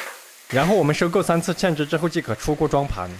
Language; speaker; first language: Chinese; native; Chinese